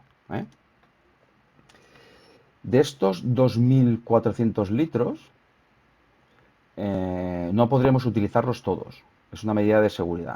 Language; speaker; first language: Spanish; native; Spanish